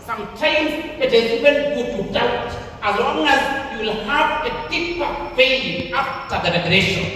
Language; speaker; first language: English; non-native, local second language; Swahili